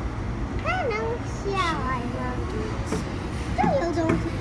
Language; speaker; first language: Chinese; early bilingual, heritage; Chinese